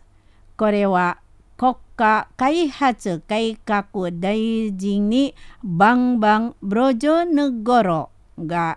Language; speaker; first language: Japanese; non-native, fluent; Indonesian